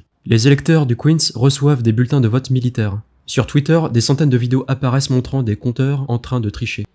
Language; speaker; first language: French; native; French